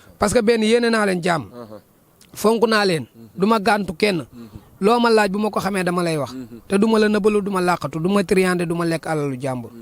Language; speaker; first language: Wolof; native; Wolof